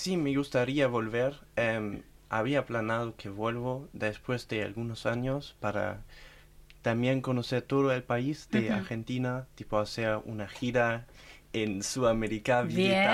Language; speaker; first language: Spanish; non-native, fluent; German